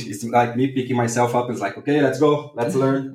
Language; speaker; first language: English; non-native, fluent; Portuguese